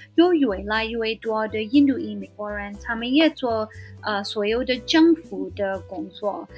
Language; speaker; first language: Chinese; non-native, fluent; English